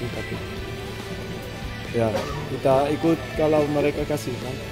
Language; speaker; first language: Indonesian; non-native, fluent; Dutch